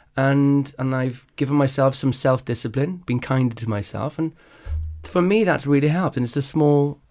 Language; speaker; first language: English; native; English